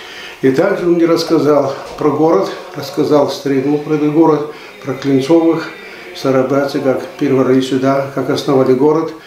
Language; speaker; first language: Russian; early bilingual, heritage; Russian